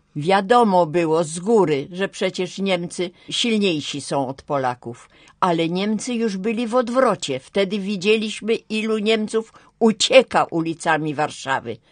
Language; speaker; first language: Polish; native; Polish